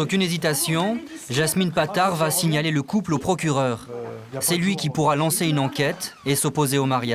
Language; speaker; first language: French; native; French